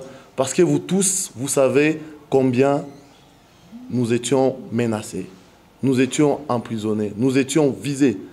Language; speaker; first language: French; non-native, local second language; Swahili